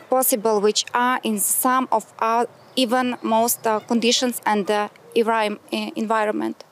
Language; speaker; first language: English; non-native, learner; Ukrainian